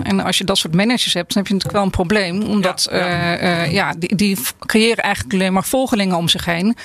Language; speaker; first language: Dutch; native; Dutch